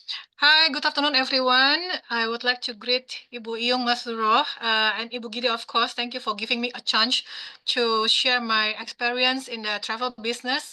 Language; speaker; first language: English; non-native, fluent; Indonesian